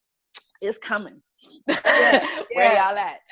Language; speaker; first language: English; native; English